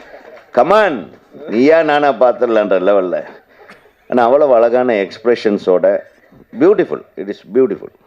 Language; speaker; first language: Tamil; native; Tamil